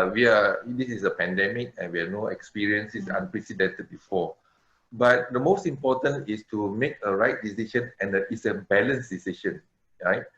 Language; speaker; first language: English; non-native, local second language; Malay